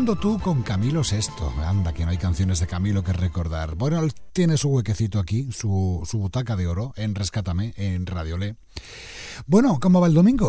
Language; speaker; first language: Spanish; native; Spanish